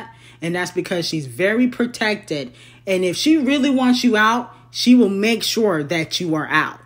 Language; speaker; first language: English; native; English